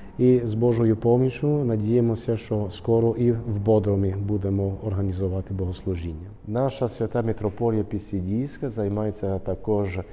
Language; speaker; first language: Ukrainian; early bilingual, heritage; Ukrainian